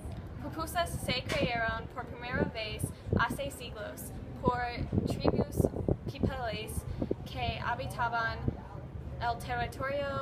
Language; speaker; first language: Spanish; non-native, learner; English